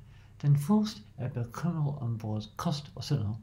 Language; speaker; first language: Danish; non-native, learner; English